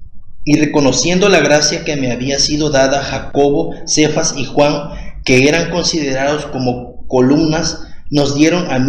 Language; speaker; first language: Spanish; native; Spanish